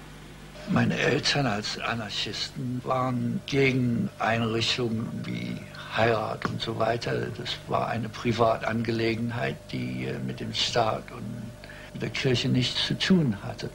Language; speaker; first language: German; early bilingual, heritage; German